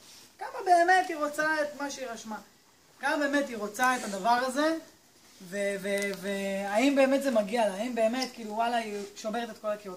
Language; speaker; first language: Hebrew; native; Hebrew